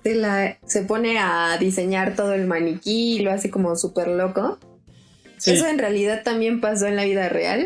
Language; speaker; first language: Spanish; native; Spanish